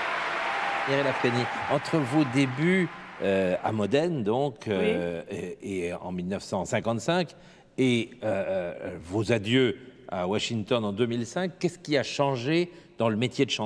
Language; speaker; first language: French; native; French